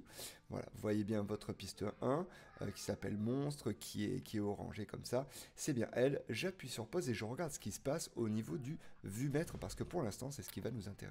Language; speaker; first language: French; native; French